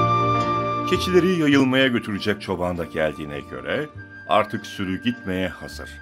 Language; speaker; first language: Turkish; native; Turkish